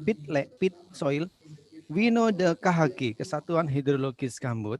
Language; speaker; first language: English; non-native, learner; Indonesian